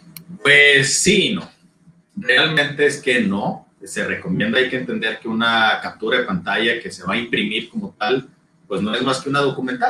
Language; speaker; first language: Spanish; native; Spanish